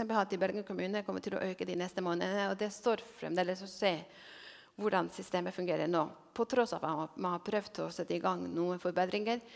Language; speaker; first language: Norwegian; non-native, fluent; Spanish